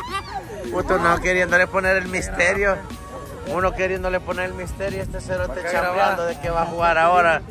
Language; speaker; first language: Spanish; native; Spanish